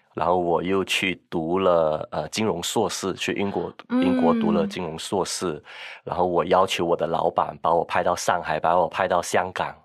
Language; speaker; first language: Chinese; non-native, local second language; Min Nan Chinese